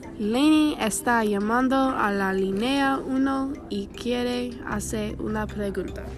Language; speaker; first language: Spanish; non-native, learner; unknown